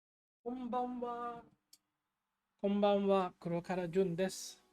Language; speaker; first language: Japanese; non-native, learner; English